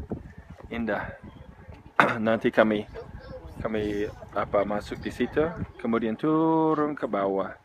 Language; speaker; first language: Indonesian; non-native, fluent; English